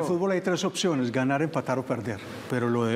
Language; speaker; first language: Spanish; native; Spanish